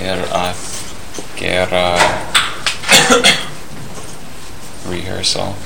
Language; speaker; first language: Icelandic; non-native, learner; English